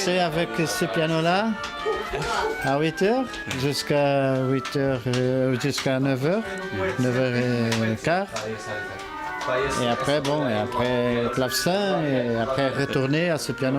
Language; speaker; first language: French; non-native, fluent; Portuguese